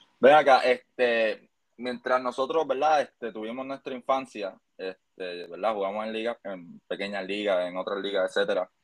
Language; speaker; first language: Spanish; native; Spanish